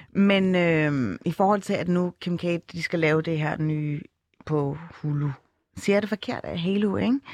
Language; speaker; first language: Danish; early bilingual, other home language; Arabic